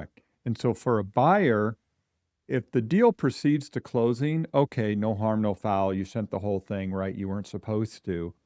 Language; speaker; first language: English; native; English